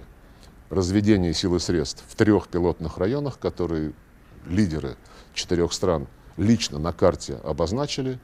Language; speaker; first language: Russian; native; Russian